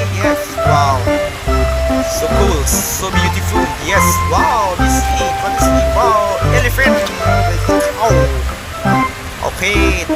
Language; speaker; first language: English; non-native, learner; Indonesian